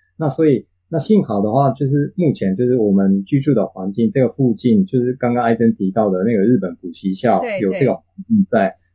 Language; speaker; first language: Chinese; non-native, fluent; Japanese